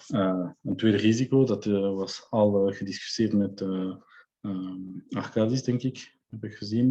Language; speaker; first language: Dutch; non-native, local second language; French